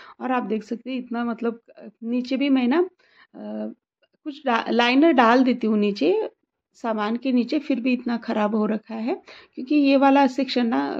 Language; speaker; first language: Hindi; non-native, local second language; Marathi